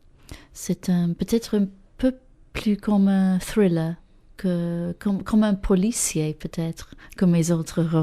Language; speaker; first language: French; non-native, fluent; English